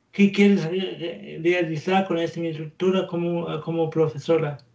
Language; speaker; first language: Spanish; non-native, learner; German